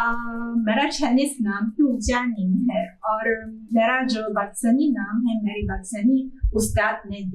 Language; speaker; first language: Hindi; non-native, fluent; Chinese